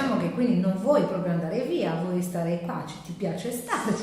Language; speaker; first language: Italian; native; Italian